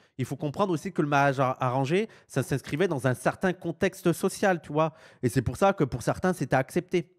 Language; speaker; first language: French; native; French